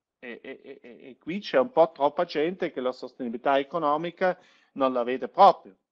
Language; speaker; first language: Italian; non-native, local second language; German